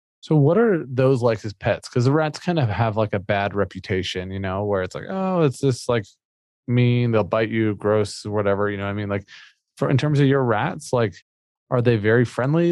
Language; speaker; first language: English; native; English